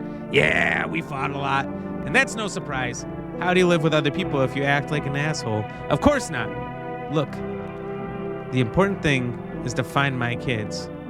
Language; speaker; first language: English; native; English